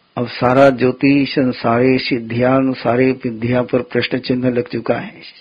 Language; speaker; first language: Hindi; non-native, local second language; Gujarati